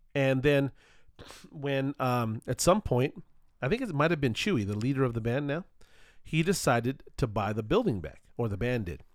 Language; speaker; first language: English; early bilingual, other home language; Spanish